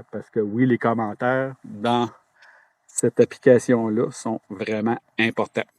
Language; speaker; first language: French; native; French